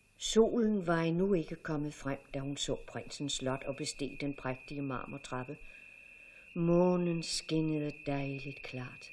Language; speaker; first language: Danish; native; Danish